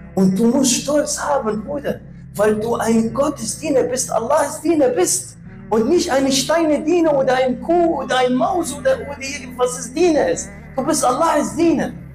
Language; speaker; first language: German; non-native, fluent; Arabic